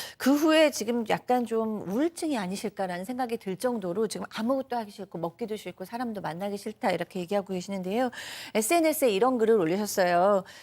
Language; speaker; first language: Korean; native; Korean